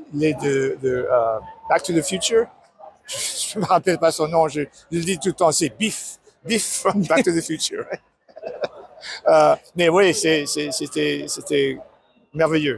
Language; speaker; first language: French; non-native, learner; English